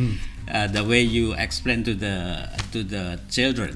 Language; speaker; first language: English; non-native, learner; Indonesian